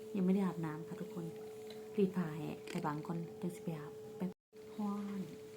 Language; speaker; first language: Thai; native; Thai